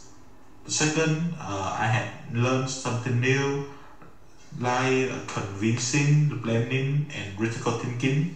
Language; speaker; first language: English; non-native, learner; Vietnamese